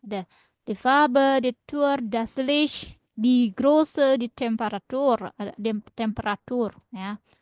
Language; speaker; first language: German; non-native, fluent; Indonesian